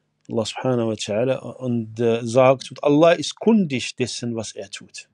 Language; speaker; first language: German; non-native, fluent; Arabic